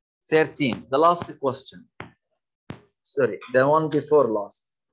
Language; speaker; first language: English; non-native, fluent; Arabic